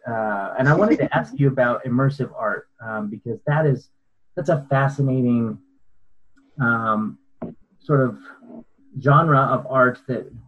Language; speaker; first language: English; native; English